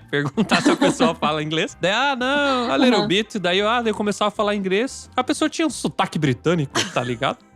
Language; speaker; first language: Portuguese; native; Portuguese